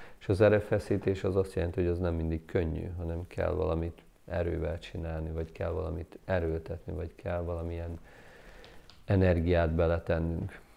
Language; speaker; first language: Hungarian; native; Hungarian